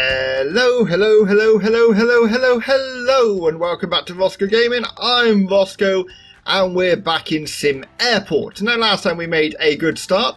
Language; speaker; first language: English; native; English